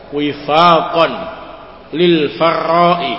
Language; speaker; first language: Arabic; non-native, learner; Indonesian